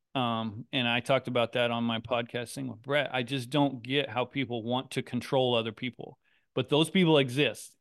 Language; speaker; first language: English; native; English